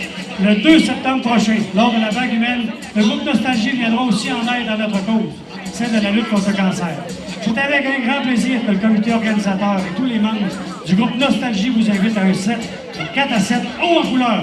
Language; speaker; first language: French; native; French